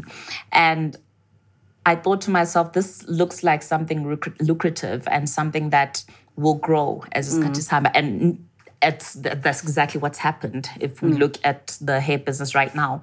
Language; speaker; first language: English; non-native, local second language; Zulu